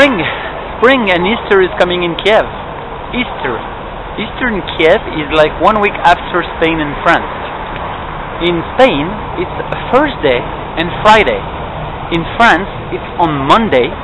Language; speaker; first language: English; non-native, fluent; French